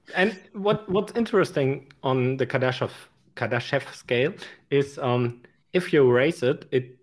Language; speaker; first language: English; non-native, fluent; German